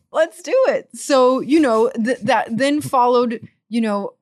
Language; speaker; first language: English; native; English